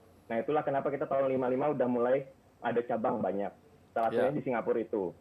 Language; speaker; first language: Indonesian; native; Indonesian